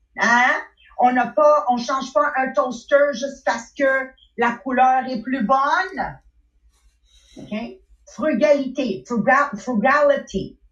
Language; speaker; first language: French; native; French